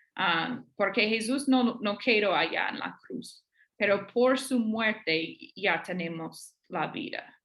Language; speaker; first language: Spanish; non-native, fluent; English